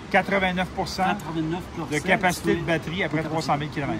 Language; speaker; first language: French; native; French